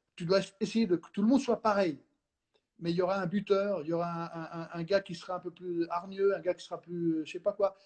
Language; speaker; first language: French; non-native, fluent; Spanish